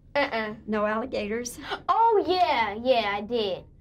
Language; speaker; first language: English; native; English